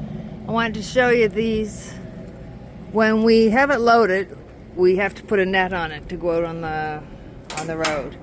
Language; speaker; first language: English; native; English